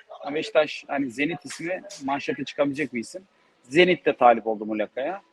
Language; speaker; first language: Turkish; native; Turkish